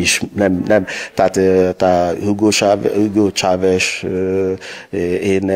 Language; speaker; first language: Hungarian; non-native, learner; Yoruba